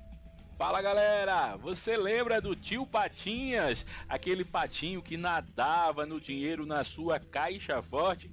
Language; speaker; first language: Portuguese; native; Portuguese